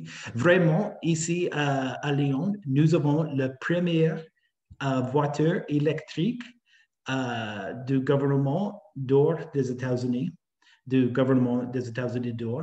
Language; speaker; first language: French; non-native, fluent; English